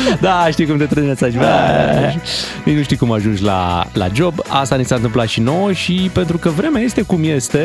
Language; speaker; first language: Romanian; native; Romanian